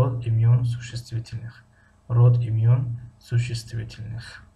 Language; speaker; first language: Russian; non-native, fluent; Tajik